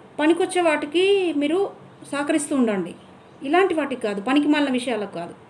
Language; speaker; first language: Telugu; native; Telugu